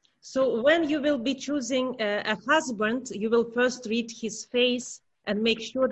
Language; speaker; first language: English; non-native, learner; Russian